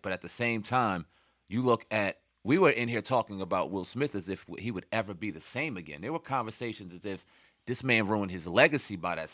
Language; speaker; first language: English; native; English